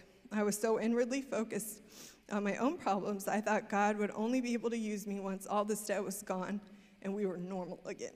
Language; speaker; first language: English; native; English